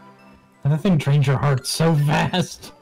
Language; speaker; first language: English; native; English